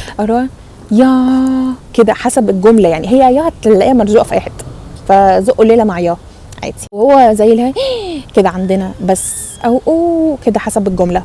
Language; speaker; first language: Egyptian Arabic; native; Egyptian Arabic